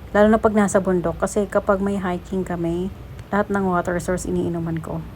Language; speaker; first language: Filipino; non-native, local second language; Bikol